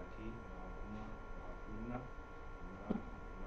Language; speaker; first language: Arabic; non-native, learner; English